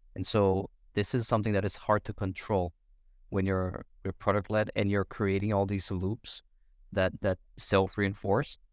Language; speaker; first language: English; non-native, fluent; Portuguese